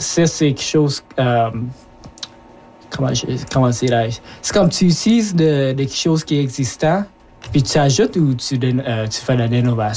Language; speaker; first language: French; early bilingual, other home language; Japanese